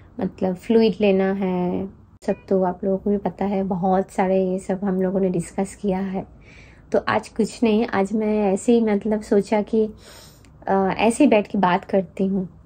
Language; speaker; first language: Hindi; non-native, local second language; Bangla